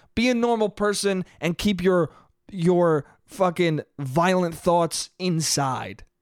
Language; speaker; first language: English; native; English